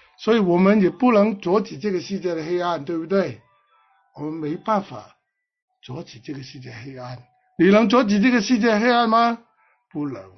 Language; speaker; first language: Chinese; non-native, local second language; Cantonese